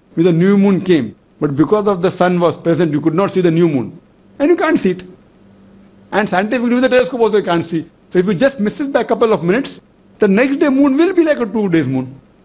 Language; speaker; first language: English; non-native, local second language; Urdu